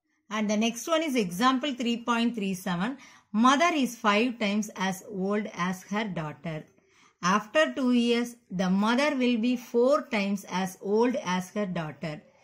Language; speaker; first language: English; non-native, local second language; Tamil